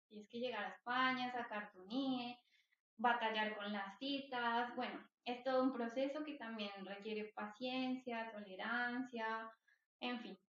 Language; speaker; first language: Spanish; native; Spanish